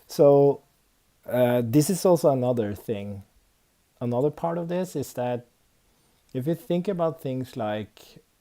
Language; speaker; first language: English; non-native, fluent; Swedish